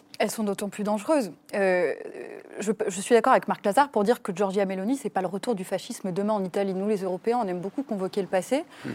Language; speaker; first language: French; native; French